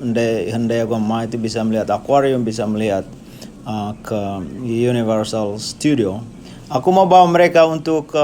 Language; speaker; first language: Indonesian; non-native, local second language; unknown